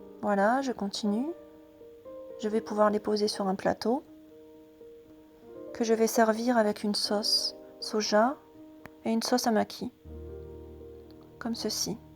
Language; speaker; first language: French; native; French